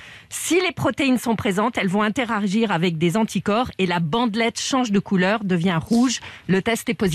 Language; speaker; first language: French; native; French